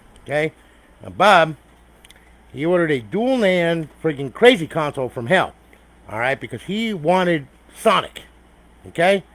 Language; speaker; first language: English; native; English